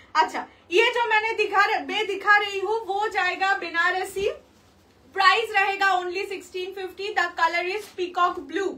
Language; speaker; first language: Hindi; non-native, local second language; Bangla